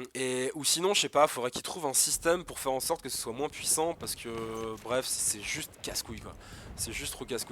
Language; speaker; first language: French; native; French